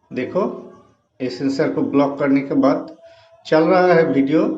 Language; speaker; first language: Hindi; non-native, local second language; Bangla